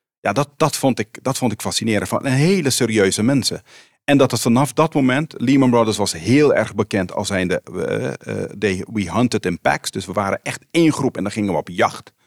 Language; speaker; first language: Dutch; non-native, local second language; Papiamento